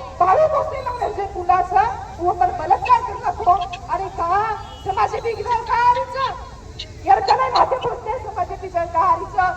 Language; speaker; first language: Marathi; non-native, local second language; Lambadi